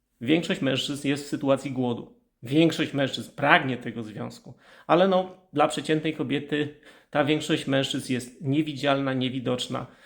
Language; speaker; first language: Polish; native; Polish